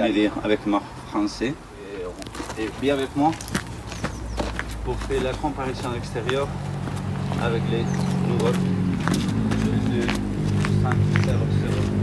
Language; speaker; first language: French; non-native, learner; Spanish